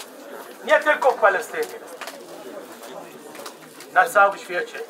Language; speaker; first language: Polish; non-native, fluent; Arabic